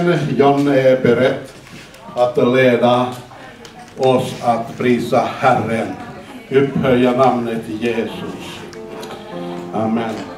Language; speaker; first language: Swedish; non-native, fluent; Finnish